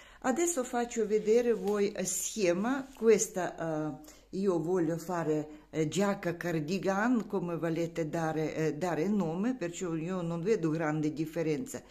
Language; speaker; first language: Italian; non-native, learner; Russian